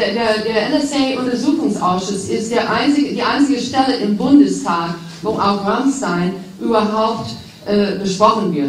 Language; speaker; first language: German; non-native, fluent; English